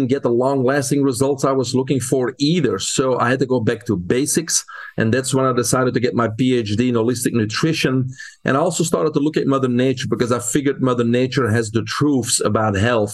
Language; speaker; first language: English; non-native, fluent; Dutch